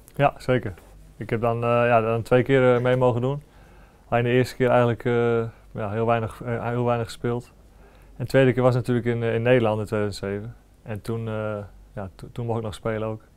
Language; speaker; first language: Dutch; native; Dutch